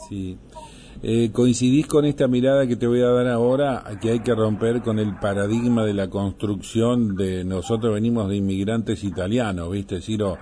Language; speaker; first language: Spanish; native; Spanish